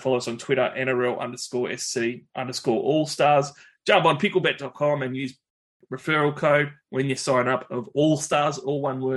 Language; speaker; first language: English; native; English